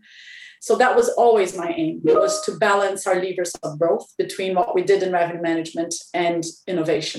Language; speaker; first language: English; non-native, fluent; Portuguese